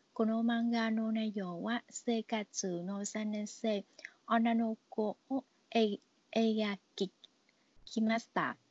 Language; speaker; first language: Japanese; non-native, learner; Vietnamese